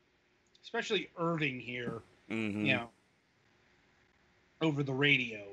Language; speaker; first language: English; native; English